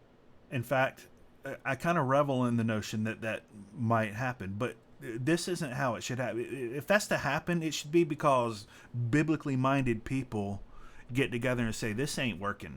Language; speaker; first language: English; native; English